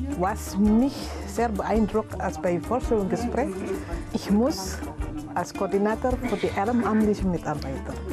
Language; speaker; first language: German; non-native, learner; Indonesian